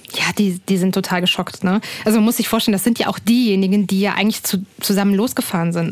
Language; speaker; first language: German; native; German